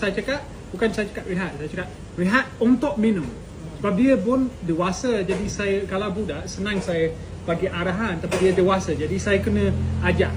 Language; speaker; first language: Malay; native; Malay